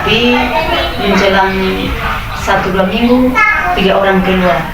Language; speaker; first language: Indonesian; non-native, local second language; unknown